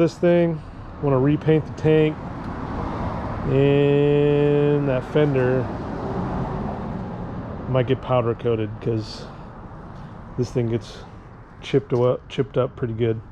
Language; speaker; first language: English; native; English